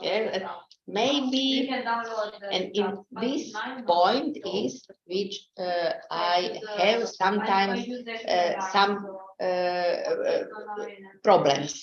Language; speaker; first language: English; non-native, learner; Slovak